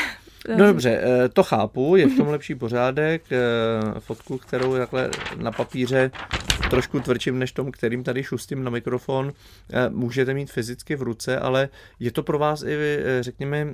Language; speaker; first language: Czech; native; Czech